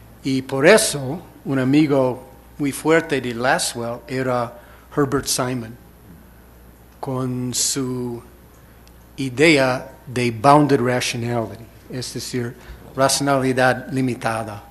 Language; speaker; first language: Spanish; non-native, fluent; English